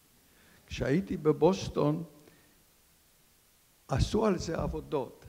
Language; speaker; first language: Hebrew; non-native, fluent; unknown